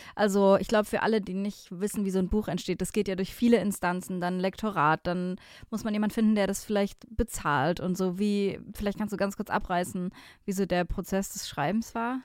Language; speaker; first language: German; native; German